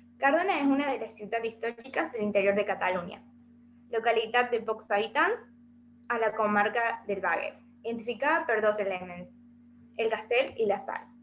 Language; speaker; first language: Catalan; non-native, learner; Spanish